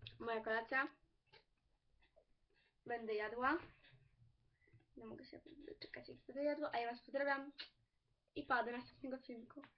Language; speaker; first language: Polish; early bilingual, heritage; Polish